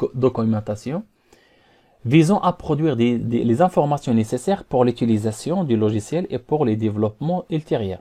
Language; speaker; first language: French; non-native, local second language; Arabic